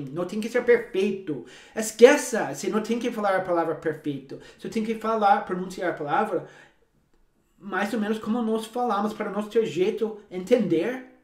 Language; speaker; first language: Portuguese; non-native, fluent; English